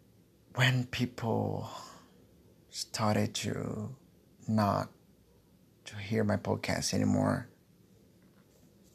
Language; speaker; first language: English; non-native, learner; Portuguese